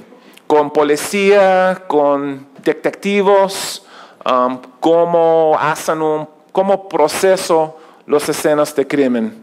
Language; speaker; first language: Spanish; non-native, learner; English